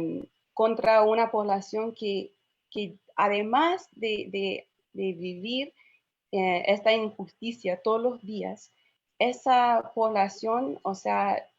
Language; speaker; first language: Spanish; non-native, fluent; English